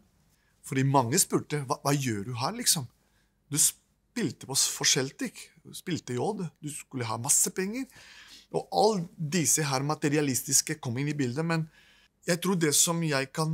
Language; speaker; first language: Norwegian; non-native, fluent; Spanish